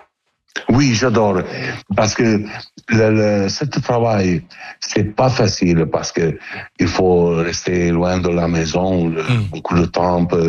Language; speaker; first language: French; non-native, learner; Italian